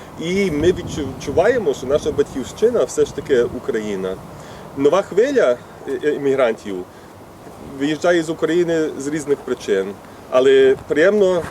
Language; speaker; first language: Ukrainian; early bilingual, heritage; Ukrainian